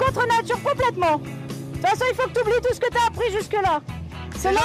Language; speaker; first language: French; native; French